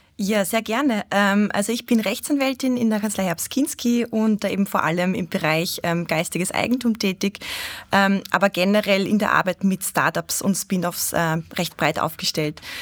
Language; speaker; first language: German; native; German